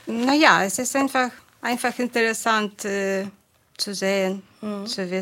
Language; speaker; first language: German; non-native, fluent; Ukrainian